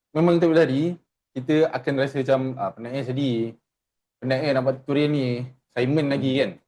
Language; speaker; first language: Malay; native; Malay